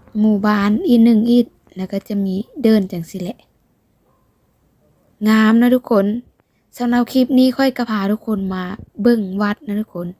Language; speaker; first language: Thai; non-native, local second language; Northeastern Thai